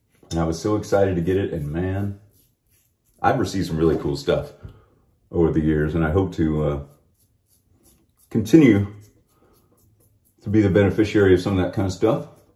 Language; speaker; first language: English; native; English